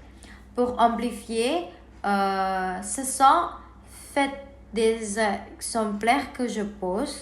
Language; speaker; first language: French; non-native, learner; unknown